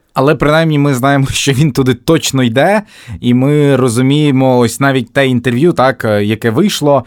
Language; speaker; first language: Ukrainian; native; Ukrainian